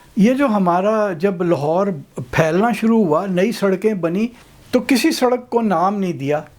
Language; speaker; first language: Urdu; non-native, local second language; Punjabi